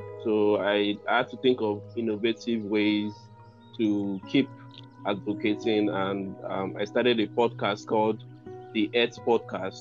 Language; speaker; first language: English; non-native, local second language; Yoruba